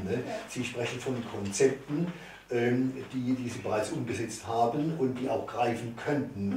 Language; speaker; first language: German; native; German